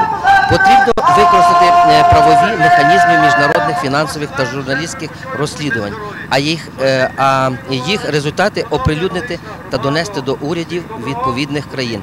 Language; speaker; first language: Ukrainian; native; Ukrainian